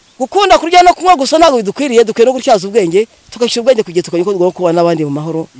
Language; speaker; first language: Kinyarwanda; native; Kinyarwanda